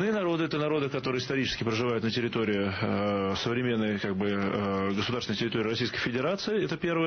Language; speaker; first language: Russian; native; Russian